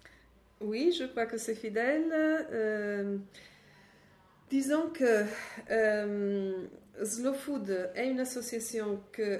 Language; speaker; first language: French; non-native, fluent; Italian